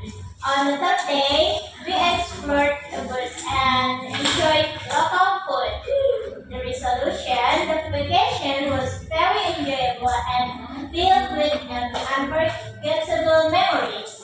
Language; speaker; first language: English; non-native, learner; Indonesian